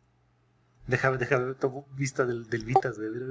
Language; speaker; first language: Spanish; native; Spanish